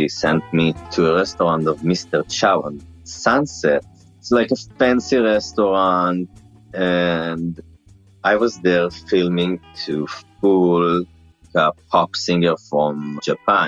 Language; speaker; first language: English; non-native, fluent; Hebrew